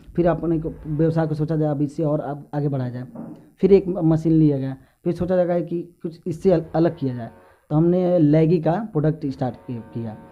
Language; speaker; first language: Hindi; native; Hindi